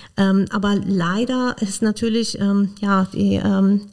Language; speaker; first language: German; non-native, fluent; Persian